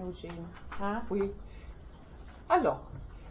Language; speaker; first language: French; non-native, learner; German